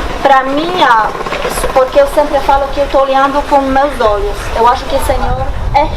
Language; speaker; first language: Portuguese; non-native, learner; Polish